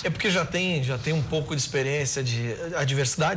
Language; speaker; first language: Portuguese; native; Portuguese